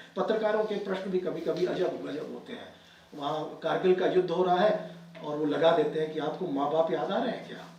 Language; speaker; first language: Hindi; native; Hindi